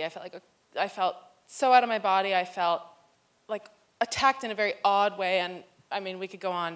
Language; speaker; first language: English; native; English